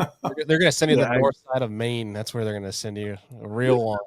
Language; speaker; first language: English; native; English